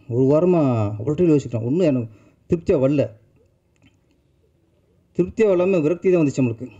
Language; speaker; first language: Tamil; native; Tamil